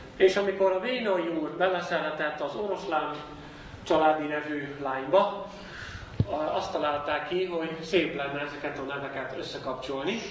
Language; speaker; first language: Hungarian; non-native, fluent; Dutch